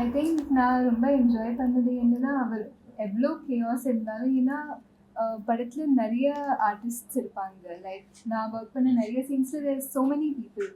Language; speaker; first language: Tamil; non-native, local second language; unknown